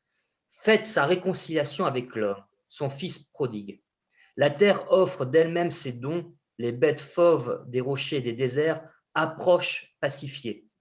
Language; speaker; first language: French; native; French